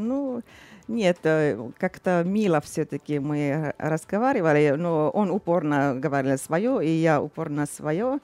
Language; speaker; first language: Russian; non-native, fluent; Finnish